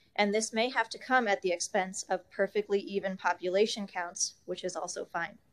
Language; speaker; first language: English; native; English